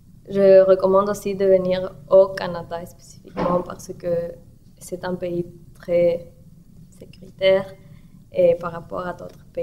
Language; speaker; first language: French; non-native, fluent; Spanish